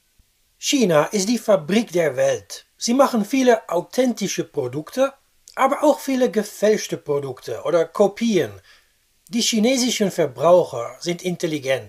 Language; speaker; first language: German; non-native, fluent; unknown